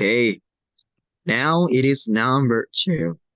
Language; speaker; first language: English; non-native, fluent; Indonesian